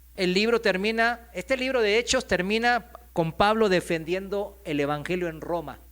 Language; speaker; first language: Spanish; non-native, fluent; Korean